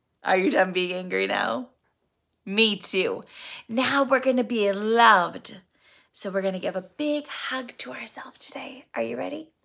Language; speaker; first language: English; native; English